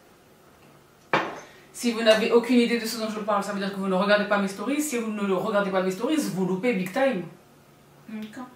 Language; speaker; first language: French; native; French